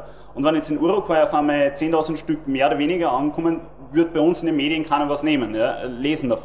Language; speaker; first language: German; native; German